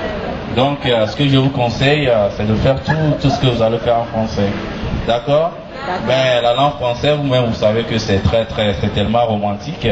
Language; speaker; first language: French; non-native, fluent; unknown